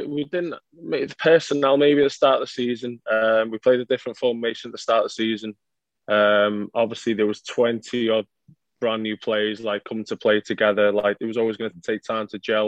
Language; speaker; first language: English; native; English